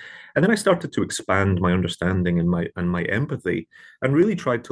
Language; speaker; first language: English; native; English